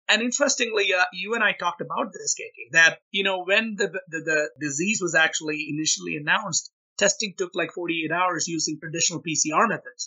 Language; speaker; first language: English; non-native, local second language; Malayalam